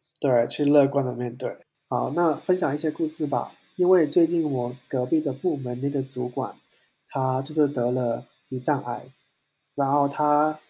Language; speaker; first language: Chinese; non-native, local second language; Cantonese